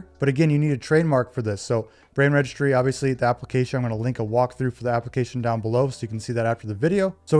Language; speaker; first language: English; native; English